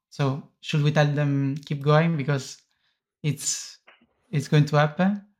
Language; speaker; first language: English; non-native, fluent; Italian